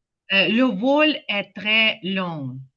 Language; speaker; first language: French; non-native, fluent; Ukrainian